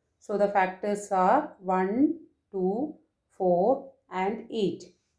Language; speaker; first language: English; non-native, local second language; Malayalam